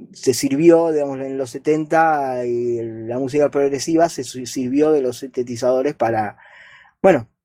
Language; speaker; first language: Spanish; native; Spanish